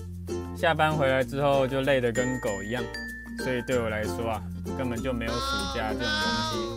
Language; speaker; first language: Chinese; native; Chinese